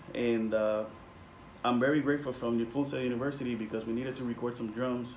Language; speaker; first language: English; non-native, local second language; Spanish